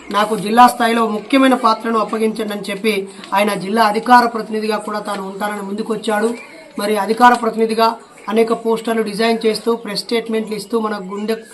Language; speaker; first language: Telugu; native; Telugu